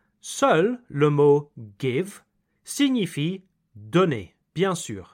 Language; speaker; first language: French; non-native, fluent; English